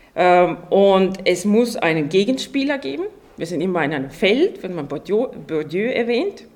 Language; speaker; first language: German; non-native, fluent; Estonian